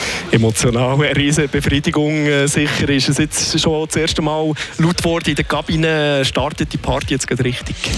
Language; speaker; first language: German; native; German